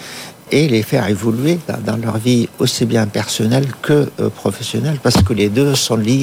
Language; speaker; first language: French; non-native, fluent; Arabic